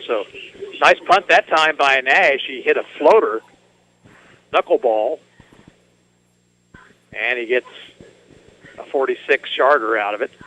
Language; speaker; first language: English; native; English